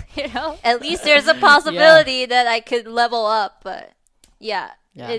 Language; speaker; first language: English; non-native, fluent; Chinese